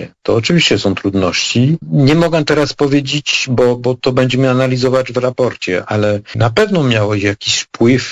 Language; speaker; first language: Polish; non-native, fluent; French